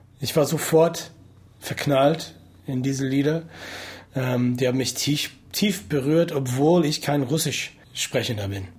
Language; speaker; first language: German; non-native, fluent; English